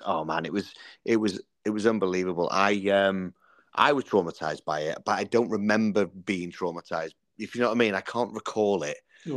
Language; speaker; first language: English; native; English